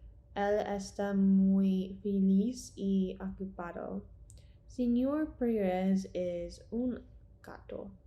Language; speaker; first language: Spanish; non-native, learner; English